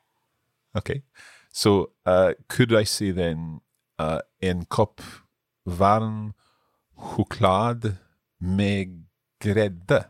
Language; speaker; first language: Swedish; non-native, learner; English